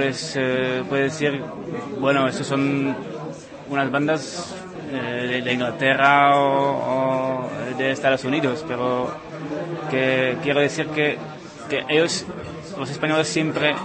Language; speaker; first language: Spanish; non-native, fluent; Czech